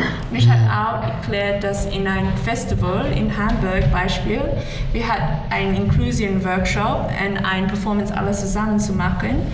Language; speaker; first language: German; non-native, learner; English